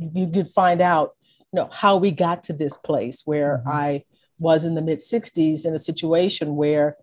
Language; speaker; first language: English; native; English